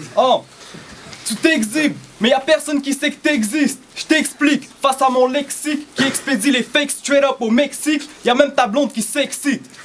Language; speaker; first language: French; early bilingual, other home language; Arabic